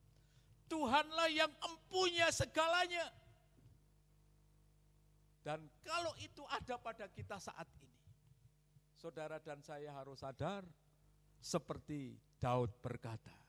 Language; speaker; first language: Indonesian; native; Indonesian